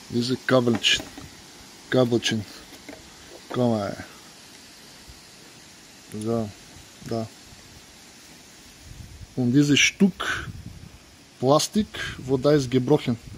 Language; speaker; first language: German; non-native, learner; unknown